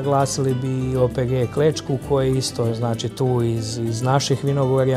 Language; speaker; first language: Croatian; native; Croatian